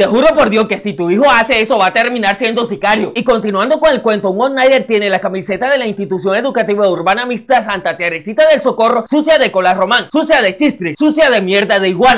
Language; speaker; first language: Spanish; native; Spanish